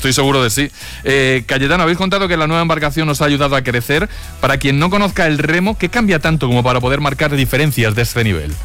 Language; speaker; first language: Spanish; native; Spanish